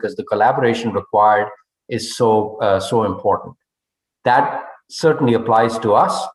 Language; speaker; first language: English; non-native, local second language; Hindi